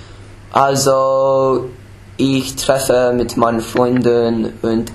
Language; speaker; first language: German; non-native, learner; English